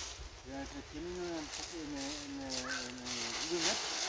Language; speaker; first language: Spanish; non-native, learner; German